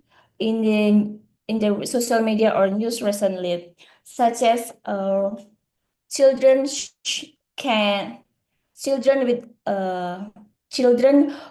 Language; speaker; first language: English; non-native, learner; Indonesian